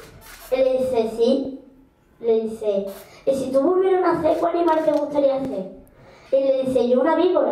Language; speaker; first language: Spanish; native; Spanish